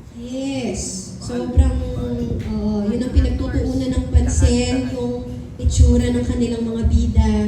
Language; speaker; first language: Filipino; early bilingual, heritage; Filipino